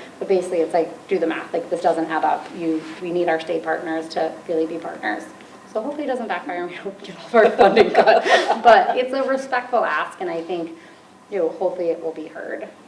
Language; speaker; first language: English; native; English